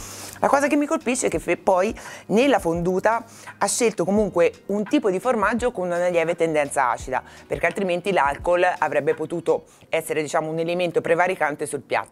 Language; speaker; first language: Italian; native; Italian